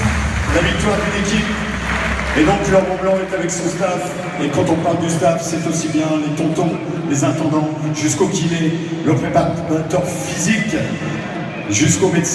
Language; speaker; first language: French; native; French